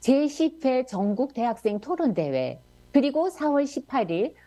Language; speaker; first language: Korean; native; Korean